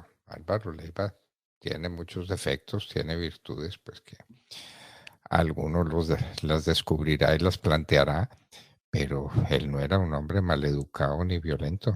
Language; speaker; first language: Spanish; native; Spanish